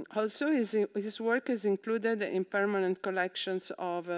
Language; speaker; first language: English; non-native, fluent; Italian